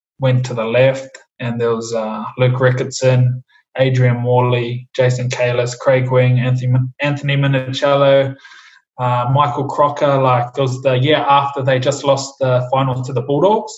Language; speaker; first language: English; native; English